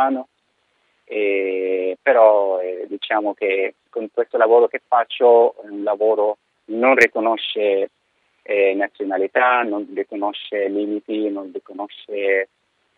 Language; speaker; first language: Italian; non-native, fluent; Arabic